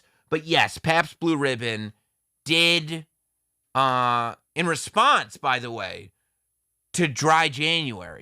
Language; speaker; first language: English; native; English